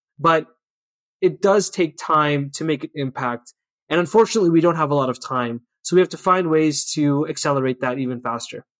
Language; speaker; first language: English; early bilingual, other home language; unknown